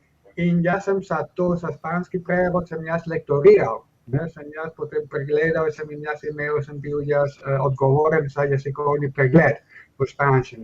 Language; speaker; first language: Slovenian; non-native, fluent; Spanish